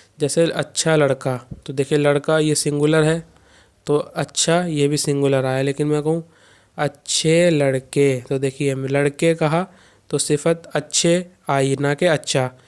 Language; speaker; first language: Urdu; native; Urdu